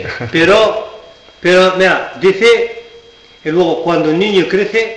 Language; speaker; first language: Spanish; non-native, learner; Arabic